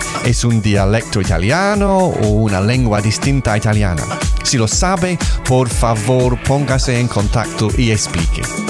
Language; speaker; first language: Spanish; non-native, learner; English